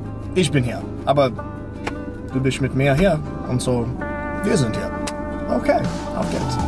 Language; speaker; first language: German; non-native, learner; English